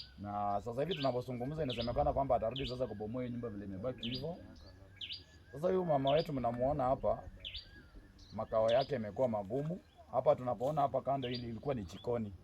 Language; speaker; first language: Swahili; non-native, local second language; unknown